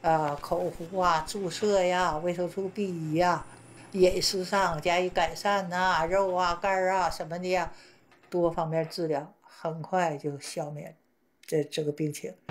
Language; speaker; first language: Chinese; native; Chinese